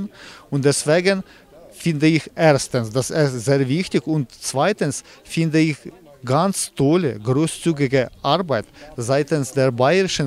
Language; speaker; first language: German; non-native, fluent; Ukrainian